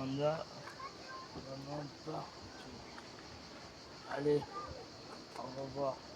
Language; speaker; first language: French; native; French